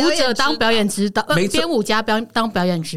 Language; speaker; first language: Chinese; native; Chinese